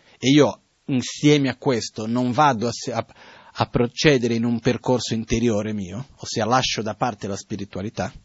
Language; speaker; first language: Italian; non-native, fluent; Portuguese